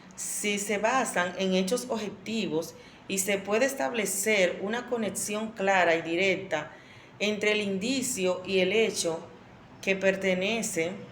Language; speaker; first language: Spanish; native; Spanish